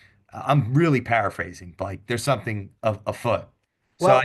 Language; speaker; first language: English; native; English